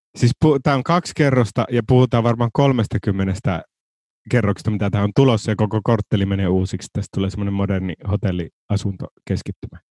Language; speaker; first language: Finnish; native; Finnish